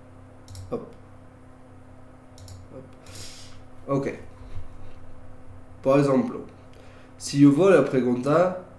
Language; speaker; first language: Spanish; non-native, learner; French